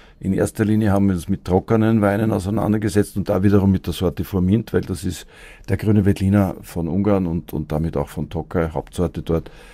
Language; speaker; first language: German; native; German